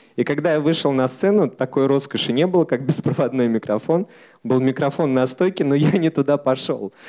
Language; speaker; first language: Russian; native; Russian